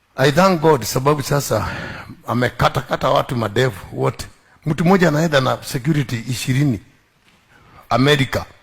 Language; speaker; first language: Swahili; non-native, local second language; Kikuyu